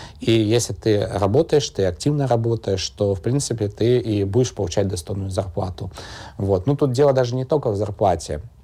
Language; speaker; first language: Russian; native; Russian